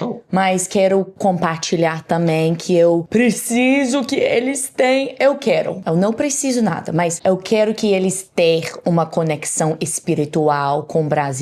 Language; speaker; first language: Portuguese; non-native, learner; English